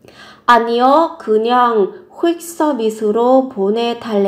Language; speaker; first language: Korean; non-native, fluent; Vietnamese